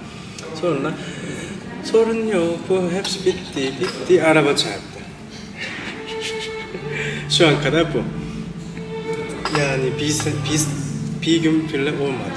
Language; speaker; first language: Turkish; non-native, learner; Korean